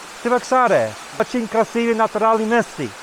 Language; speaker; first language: Russian; non-native, learner; English